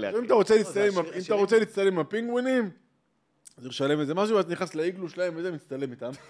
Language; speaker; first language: Hebrew; native; Hebrew